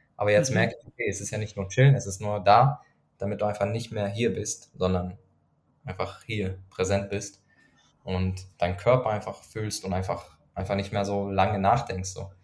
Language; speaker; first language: German; non-native, fluent; Persian